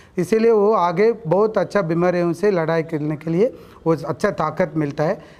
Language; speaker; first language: Hindi; non-native, local second language; Kannada